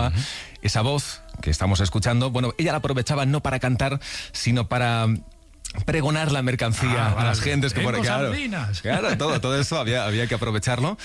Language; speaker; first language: Spanish; native; Spanish